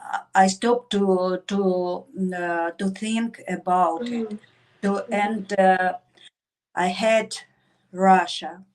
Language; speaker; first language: English; non-native, learner; Russian